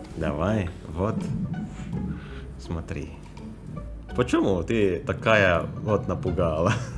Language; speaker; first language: Russian; non-native, learner; Indonesian